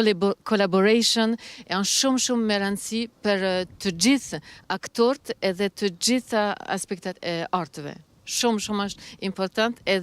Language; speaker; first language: Albanian; early bilingual, heritage; Albanian